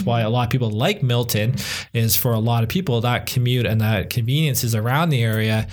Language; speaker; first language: English; native; English